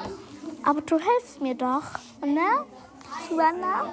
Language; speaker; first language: German; early bilingual, other home language; Kurdish